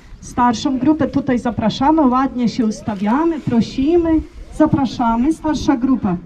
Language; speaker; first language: Polish; non-native, fluent; Ukrainian